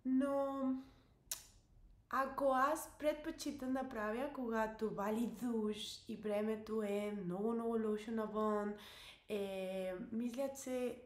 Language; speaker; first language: Bulgarian; non-native, learner; English